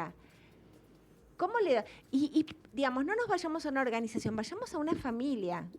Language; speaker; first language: Spanish; native; Spanish